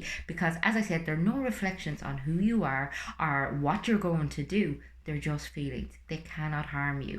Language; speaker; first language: English; native; English